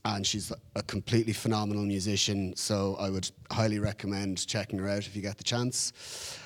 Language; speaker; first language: English; native; English